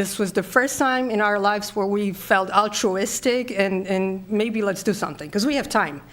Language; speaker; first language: English; non-native, fluent; Polish